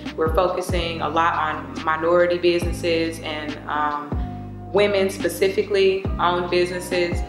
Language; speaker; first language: English; native; English